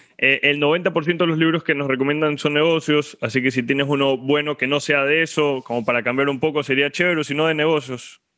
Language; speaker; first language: Spanish; native; Spanish